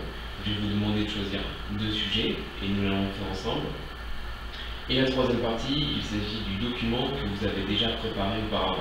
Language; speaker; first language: French; native; French